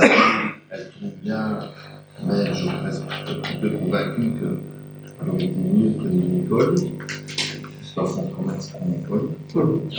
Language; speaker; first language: French; native; French